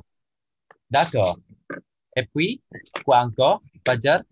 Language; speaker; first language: French; non-native, learner; Indonesian